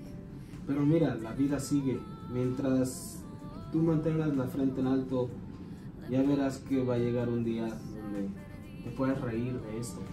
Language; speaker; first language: Spanish; non-native, learner; English